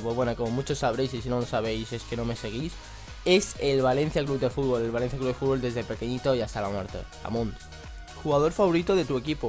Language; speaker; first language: Spanish; native; Spanish